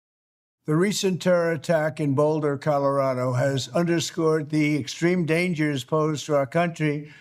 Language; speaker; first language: English; native; English